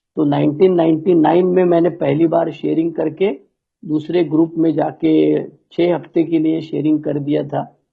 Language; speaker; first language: Hindi; non-native, local second language; Marathi